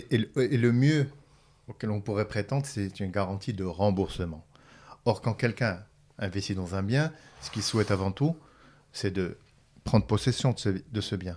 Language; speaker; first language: French; non-native, local second language; Arabic